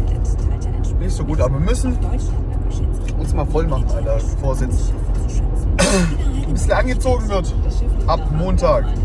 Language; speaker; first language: German; native; German